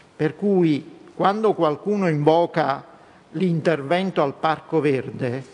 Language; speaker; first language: Italian; native; Italian